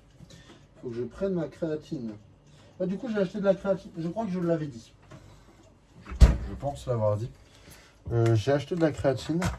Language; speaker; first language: French; native; French